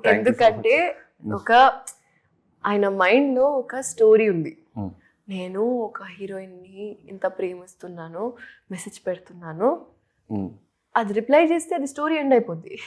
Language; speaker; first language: Telugu; non-native, local second language; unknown